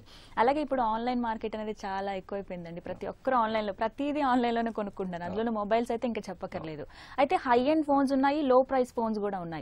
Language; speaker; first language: Telugu; native; Telugu